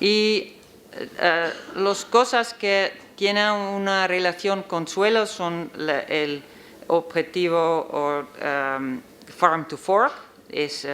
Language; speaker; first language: Spanish; non-native, learner; Dutch